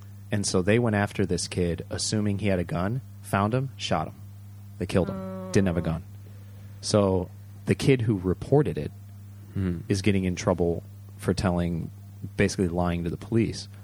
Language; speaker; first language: English; early bilingual, other home language; Japanese